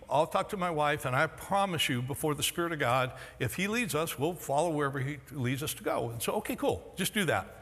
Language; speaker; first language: English; native; English